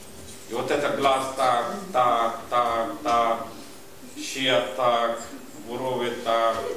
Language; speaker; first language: Russian; non-native, learner; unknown